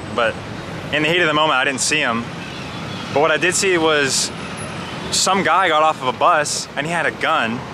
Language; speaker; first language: English; native; English